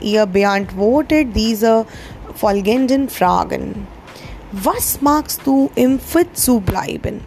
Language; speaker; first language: German; non-native, fluent; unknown